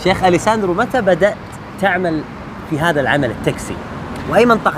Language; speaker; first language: Arabic; native; Arabic